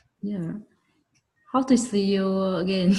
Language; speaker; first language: English; non-native, learner; Vietnamese